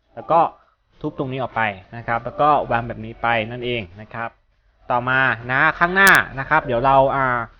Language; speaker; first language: Thai; native; Thai